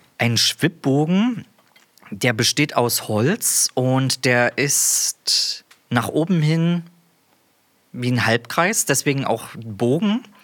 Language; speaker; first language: German; native; German